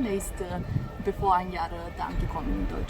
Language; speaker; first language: German; non-native, learner; Serbian